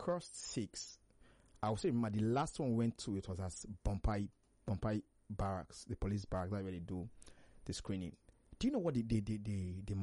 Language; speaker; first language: English; non-native, local second language; Hausa